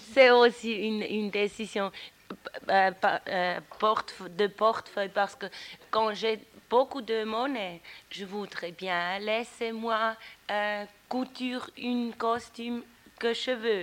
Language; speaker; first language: French; non-native, local second language; German